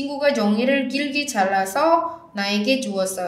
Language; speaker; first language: Korean; non-native, fluent; Indonesian